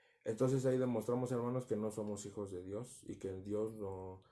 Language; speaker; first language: Spanish; native; Spanish